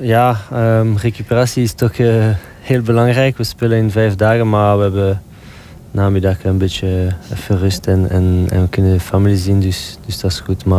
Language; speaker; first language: Dutch; non-native, local second language; French